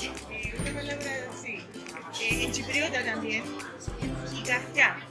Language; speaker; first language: Spanish; non-native, fluent; Greek